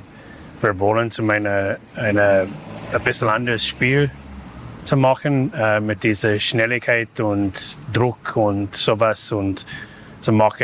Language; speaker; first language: German; non-native, learner; English